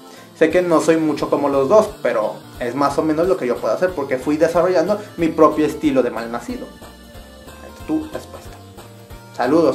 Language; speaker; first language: Spanish; native; Spanish